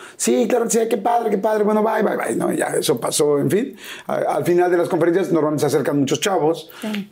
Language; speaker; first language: Spanish; native; Spanish